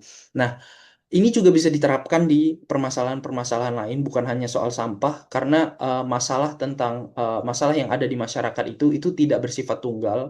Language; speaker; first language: Indonesian; native; Indonesian